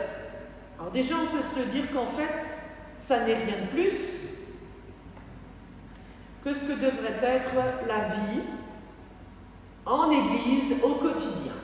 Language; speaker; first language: French; native; French